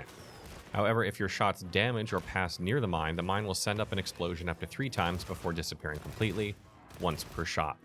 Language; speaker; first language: English; native; English